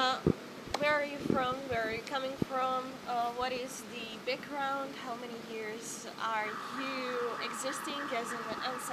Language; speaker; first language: English; non-native, fluent; Serbian